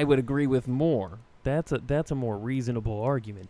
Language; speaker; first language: English; native; English